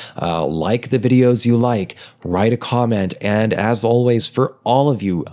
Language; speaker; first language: English; native; English